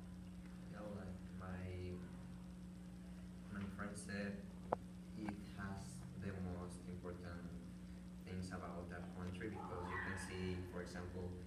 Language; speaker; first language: English; non-native, learner; Spanish